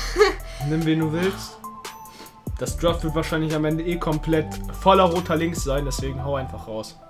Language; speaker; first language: German; early bilingual, other home language; Turkish